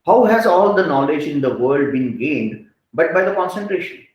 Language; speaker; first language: English; non-native, local second language; Hindi